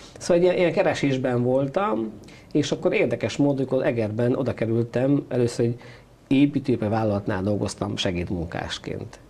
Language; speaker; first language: Hungarian; native; Hungarian